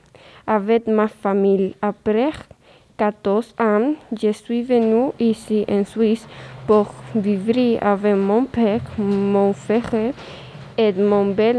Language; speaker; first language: French; non-native, learner; Spanish